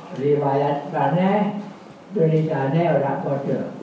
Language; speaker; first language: Arabic; non-native, fluent; Javanese